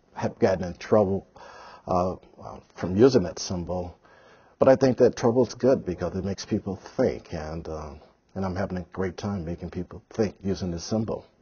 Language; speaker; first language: English; native; English